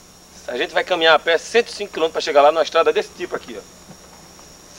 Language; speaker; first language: Portuguese; native; Portuguese